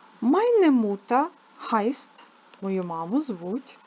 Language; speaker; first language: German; non-native, fluent; Ukrainian